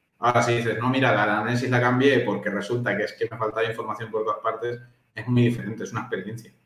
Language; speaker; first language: Spanish; native; Spanish